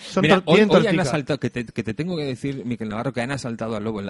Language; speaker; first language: Spanish; native; Spanish